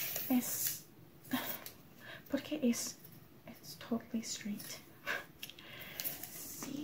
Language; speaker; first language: Spanish; non-native, learner; English